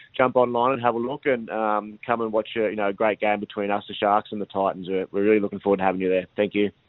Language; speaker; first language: English; native; English